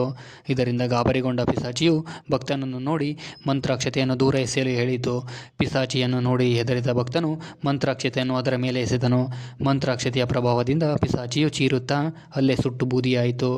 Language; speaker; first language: Kannada; native; Kannada